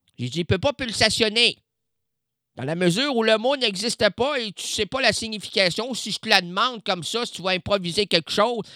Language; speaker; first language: French; native; French